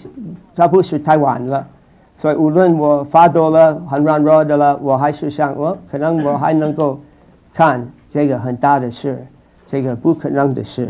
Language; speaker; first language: Chinese; non-native, fluent; English